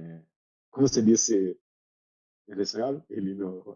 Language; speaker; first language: Spanish; non-native, learner; Portuguese